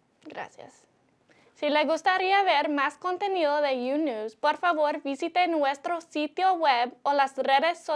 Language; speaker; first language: Spanish; non-native, learner; English